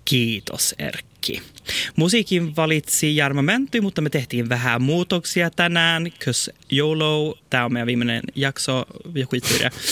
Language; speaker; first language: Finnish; early bilingual, heritage; Swedish